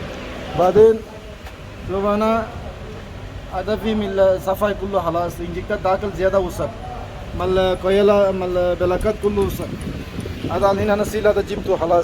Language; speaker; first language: Arabic; non-native, learner; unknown